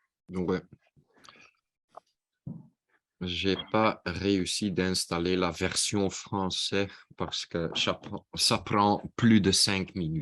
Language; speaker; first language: French; non-native, local second language; Dutch